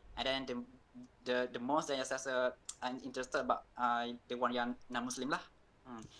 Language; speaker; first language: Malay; native; Malay